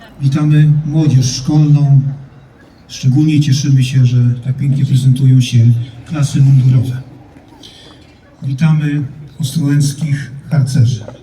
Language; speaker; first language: Polish; native; Polish